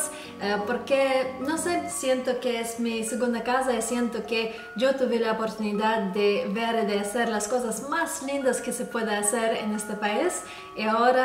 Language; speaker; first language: Spanish; non-native, fluent; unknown